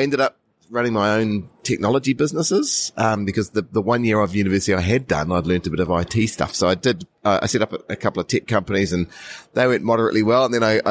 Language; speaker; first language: English; native; English